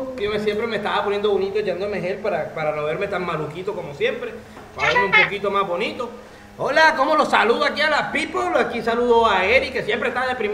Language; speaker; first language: Spanish; native; Spanish